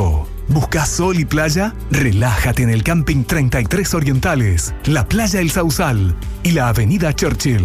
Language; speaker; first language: Spanish; native; Spanish